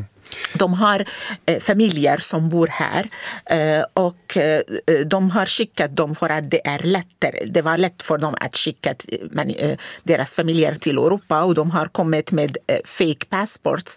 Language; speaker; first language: Swedish; non-native, learner; Arabic